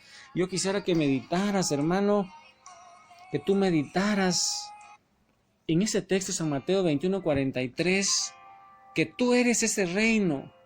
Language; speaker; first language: Spanish; native; Spanish